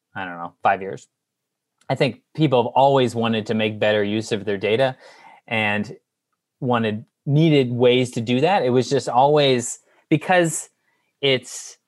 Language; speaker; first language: English; native; English